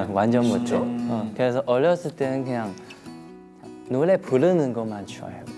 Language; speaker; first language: Korean; non-native, fluent; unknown